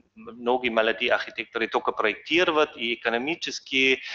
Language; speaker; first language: Russian; non-native, learner; German